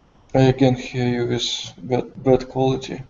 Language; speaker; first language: English; non-native, learner; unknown